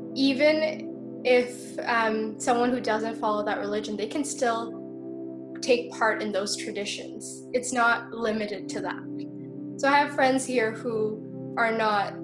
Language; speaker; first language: English; native; English